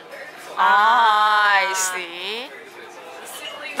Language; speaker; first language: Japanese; non-native, fluent; Korean